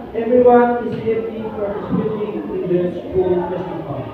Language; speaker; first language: English; non-native, learner; Indonesian